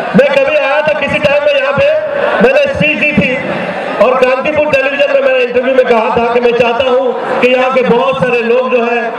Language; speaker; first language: Hindi; native; Hindi